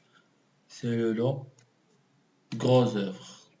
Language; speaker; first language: French; non-native, local second language; Arabic